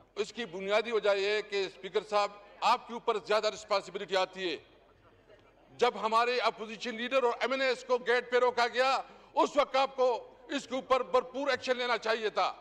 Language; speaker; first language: Urdu; non-native, local second language; Pashto